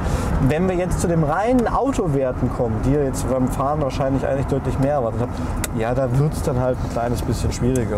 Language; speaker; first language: German; native; German